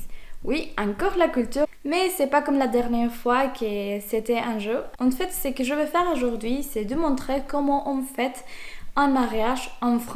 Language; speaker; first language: French; non-native, fluent; Spanish